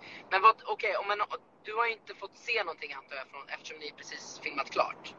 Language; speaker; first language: Swedish; native; Swedish